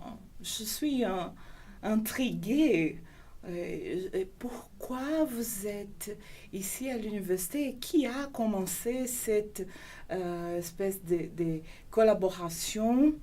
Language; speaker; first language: French; non-native, learner; Portuguese